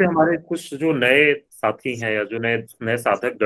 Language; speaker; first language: Hindi; native; Hindi